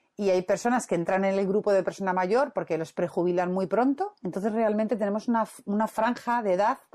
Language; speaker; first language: Spanish; native; Spanish